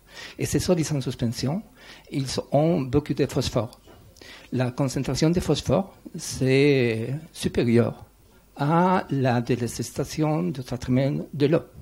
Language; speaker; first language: French; non-native, learner; Spanish